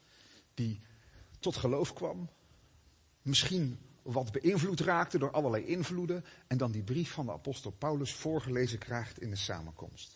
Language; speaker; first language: Dutch; native; Dutch